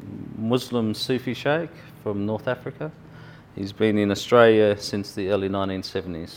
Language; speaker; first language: English; native; English